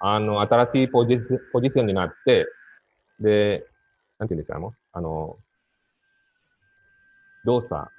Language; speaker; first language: Japanese; non-native, fluent; Indonesian